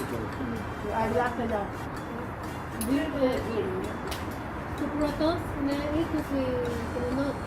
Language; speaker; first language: Greek; non-native, learner; Filipino